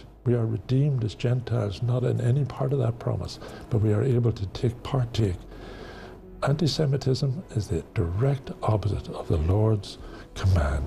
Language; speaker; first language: English; native; English